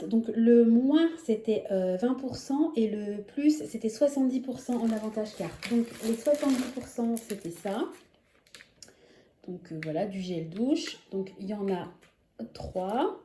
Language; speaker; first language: French; native; French